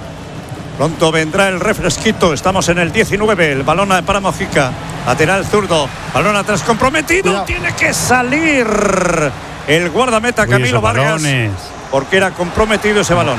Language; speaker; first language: Spanish; native; Spanish